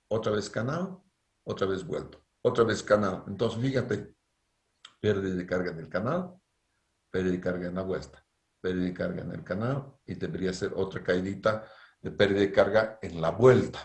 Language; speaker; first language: Spanish; native; Spanish